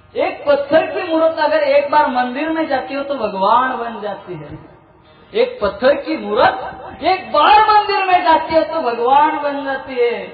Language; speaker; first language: Hindi; non-native, local second language; Marathi